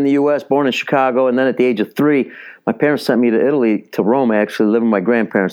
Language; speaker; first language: English; early bilingual, other home language; Italian